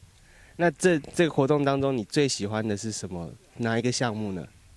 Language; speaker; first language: Chinese; native; Chinese